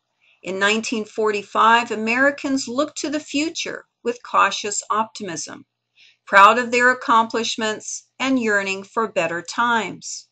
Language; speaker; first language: English; native; English